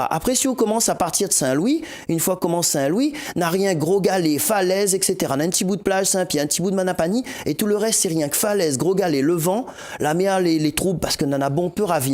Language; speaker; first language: French; non-native, local second language; Réunion Creole French